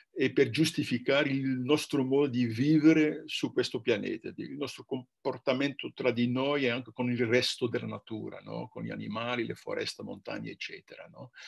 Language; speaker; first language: Italian; non-native, fluent; Dutch